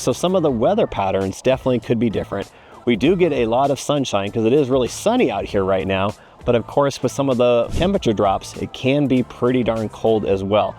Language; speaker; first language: English; native; English